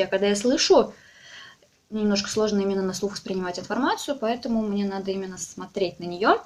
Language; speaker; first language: Russian; native; Russian